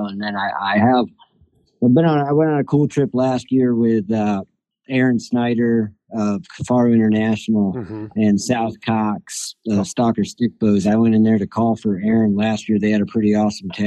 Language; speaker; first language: English; native; English